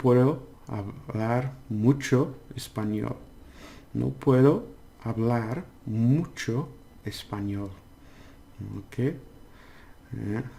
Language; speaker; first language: Spanish; non-native, learner; English